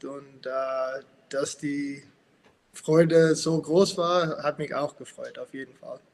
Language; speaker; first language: German; non-native, fluent; English